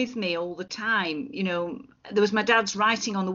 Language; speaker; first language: English; native; English